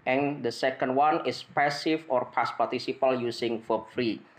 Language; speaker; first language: English; non-native, fluent; Indonesian